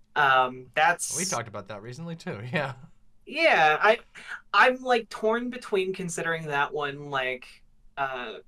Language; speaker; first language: English; native; English